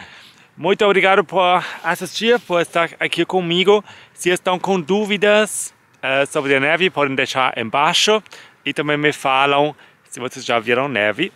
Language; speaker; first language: Portuguese; non-native, fluent; German